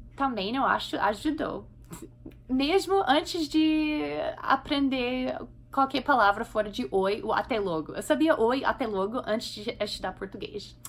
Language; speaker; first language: Portuguese; non-native, fluent; English